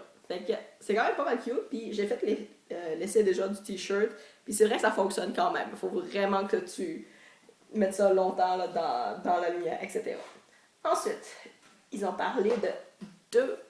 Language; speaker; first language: French; native; French